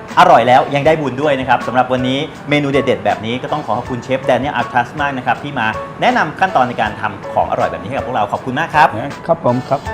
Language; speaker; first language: Thai; native; Thai